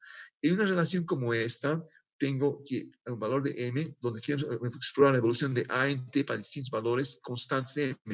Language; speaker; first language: Spanish; native; Spanish